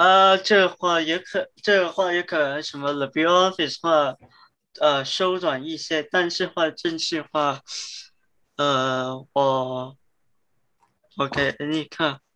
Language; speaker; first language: Chinese; early bilingual, heritage; Chinese